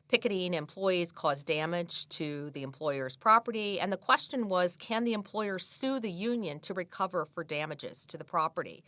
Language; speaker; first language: English; native; English